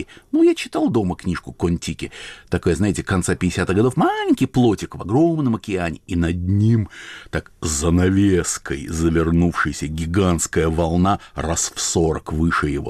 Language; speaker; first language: Russian; native; Russian